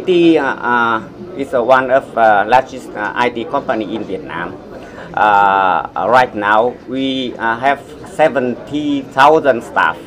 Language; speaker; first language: English; non-native, fluent; Vietnamese